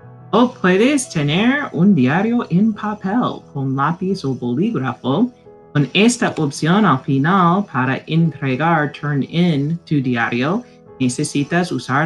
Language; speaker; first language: Spanish; non-native, fluent; English